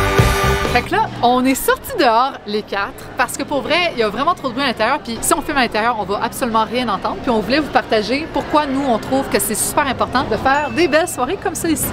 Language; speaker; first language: French; native; French